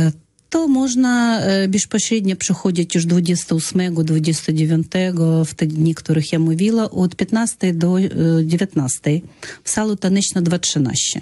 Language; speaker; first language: Polish; non-native, learner; Russian